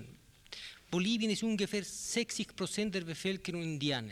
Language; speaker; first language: German; non-native, learner; Spanish